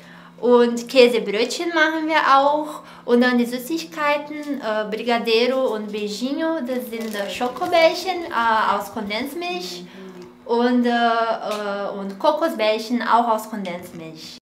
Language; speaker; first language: German; non-native, fluent; Portuguese